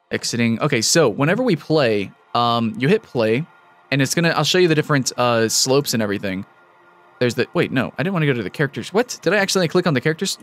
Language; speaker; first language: English; native; English